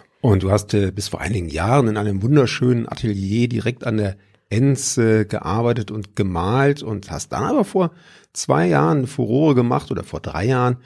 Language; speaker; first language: German; native; German